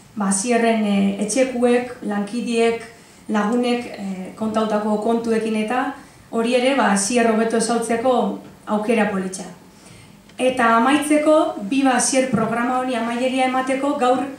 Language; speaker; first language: Basque; native; Basque